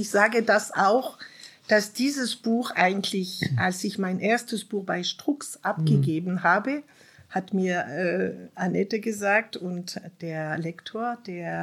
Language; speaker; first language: German; non-native, fluent; French